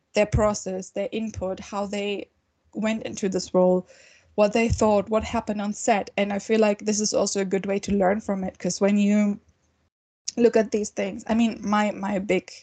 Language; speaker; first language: English; non-native, fluent; German